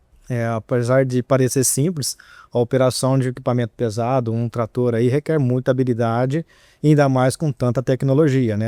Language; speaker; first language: Portuguese; native; Portuguese